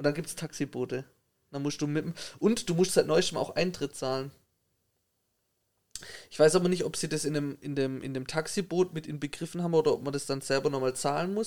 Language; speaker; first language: German; native; German